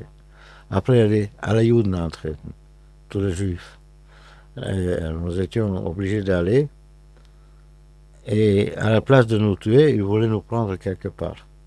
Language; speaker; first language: French; non-native, fluent; Hungarian